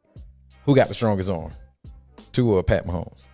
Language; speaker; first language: English; native; English